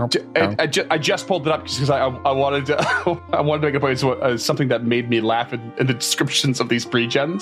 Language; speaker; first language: English; native; English